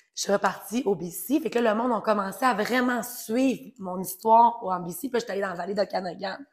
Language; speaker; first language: French; native; French